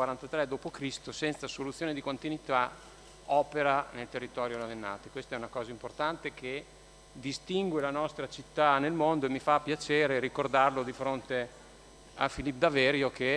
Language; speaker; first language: Italian; native; Italian